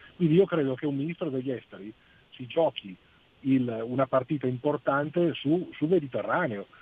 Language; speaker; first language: Italian; non-native, fluent; Arabic